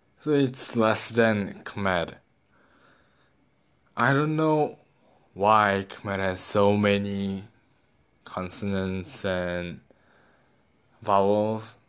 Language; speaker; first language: English; non-native, learner; Korean